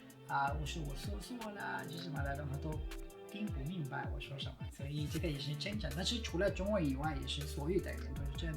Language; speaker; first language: Chinese; non-native, fluent; Spanish